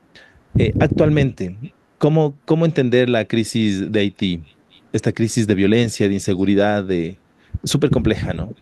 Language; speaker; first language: Spanish; native; Spanish